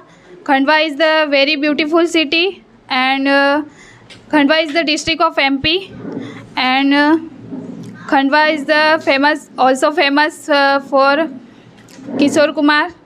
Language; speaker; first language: English; non-native, learner; Hindi